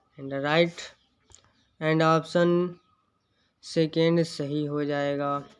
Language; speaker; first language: Hindi; native; Hindi